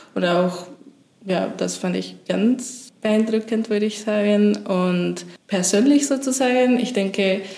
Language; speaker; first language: German; non-native, fluent; Spanish